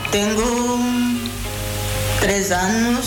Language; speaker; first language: Spanish; non-native, learner; Portuguese